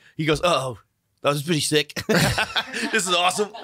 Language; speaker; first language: English; native; English